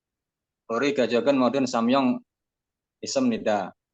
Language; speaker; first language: Korean; non-native, learner; Indonesian